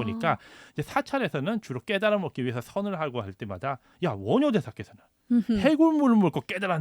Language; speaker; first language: Korean; native; Korean